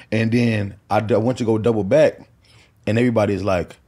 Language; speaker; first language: English; native; English